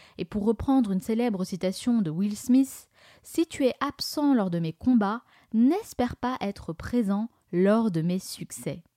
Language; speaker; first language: French; native; French